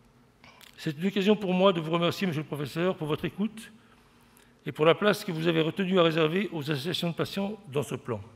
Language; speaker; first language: French; native; French